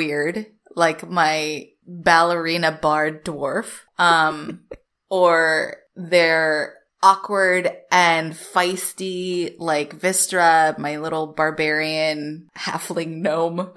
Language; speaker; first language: English; native; English